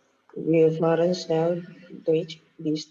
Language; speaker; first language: German; non-native, learner; Indonesian